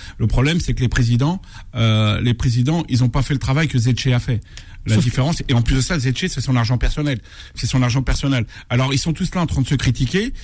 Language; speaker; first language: French; non-native, local second language; Arabic